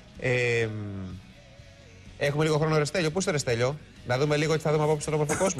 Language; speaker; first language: Greek; native; Greek